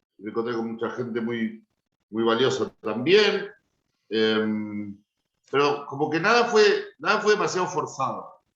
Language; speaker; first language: Spanish; native; Spanish